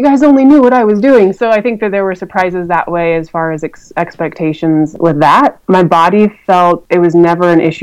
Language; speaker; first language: English; native; English